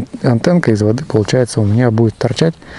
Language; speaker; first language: Russian; native; Russian